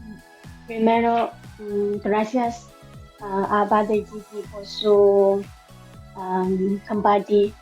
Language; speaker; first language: Spanish; non-native, learner; Chinese